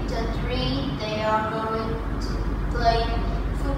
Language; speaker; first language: English; non-native, learner; Vietnamese